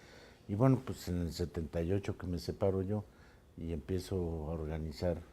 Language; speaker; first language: Spanish; native; Spanish